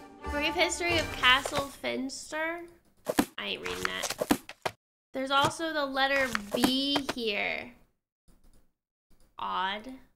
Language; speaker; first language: English; native; English